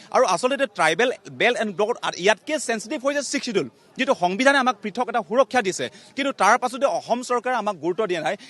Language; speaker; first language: Assamese; non-native, local second language; Karbi